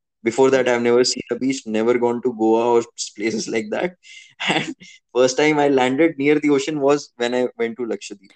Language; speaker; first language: English; non-native, local second language; Hindi